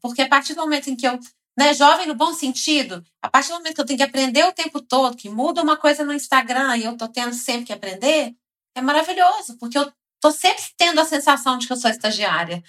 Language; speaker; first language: Portuguese; native; Portuguese